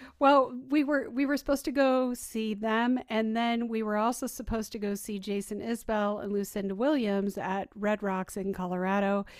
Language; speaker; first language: English; native; English